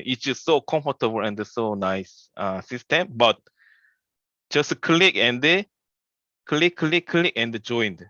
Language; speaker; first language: English; non-native, learner; Korean